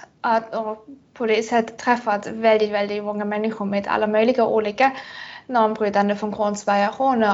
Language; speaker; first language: Swedish; non-native, fluent; German